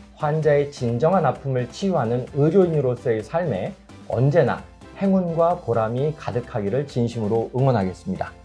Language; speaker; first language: Korean; native; Korean